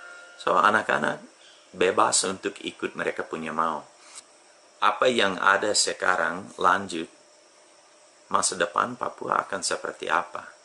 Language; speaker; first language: Indonesian; non-native, fluent; English